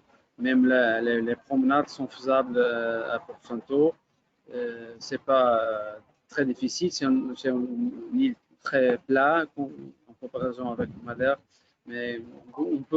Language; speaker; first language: French; non-native, fluent; Portuguese